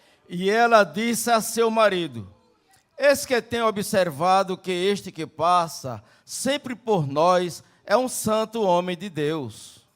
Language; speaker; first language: Portuguese; native; Portuguese